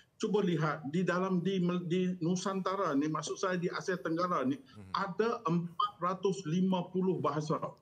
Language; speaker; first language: Malay; non-native, local second language; Chinese